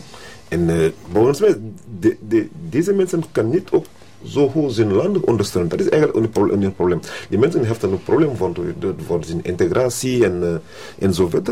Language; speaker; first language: Dutch; non-native, learner; French